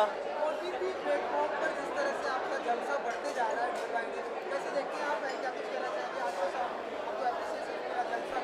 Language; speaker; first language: Hindi; native; Hindi